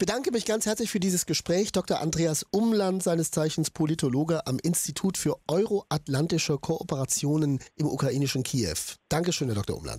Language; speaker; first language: German; native; German